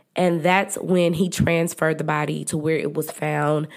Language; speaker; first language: English; native; English